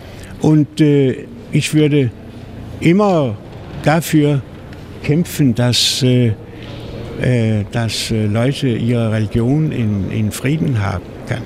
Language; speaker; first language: German; non-native, fluent; Danish